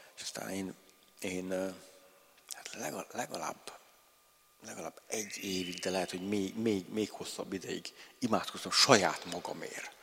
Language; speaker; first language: Hungarian; native; Hungarian